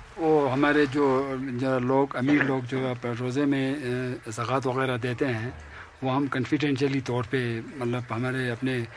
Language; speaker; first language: Urdu; non-native, local second language; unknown